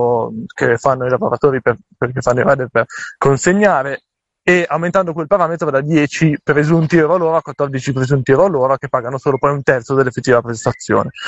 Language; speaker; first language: Italian; native; Italian